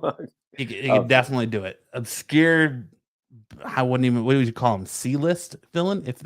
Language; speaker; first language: English; native; English